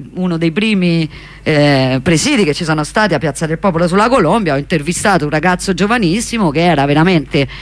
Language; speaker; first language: Italian; native; Italian